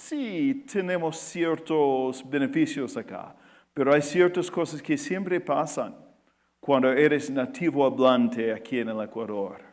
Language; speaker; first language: Spanish; non-native, fluent; English